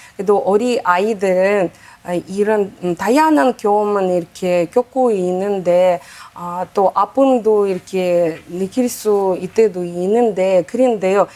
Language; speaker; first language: Korean; non-native, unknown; Uzbek